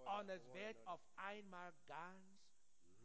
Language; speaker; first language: German; non-native, learner; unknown